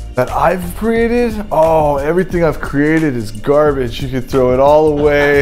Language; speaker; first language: English; native; English